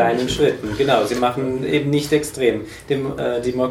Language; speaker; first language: German; native; German